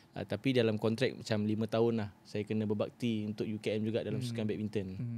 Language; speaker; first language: Malay; native; Malay